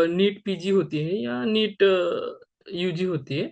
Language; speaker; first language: Hindi; non-native, local second language; Marathi